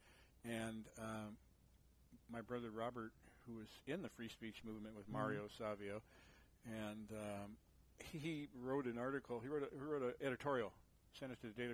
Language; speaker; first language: English; native; English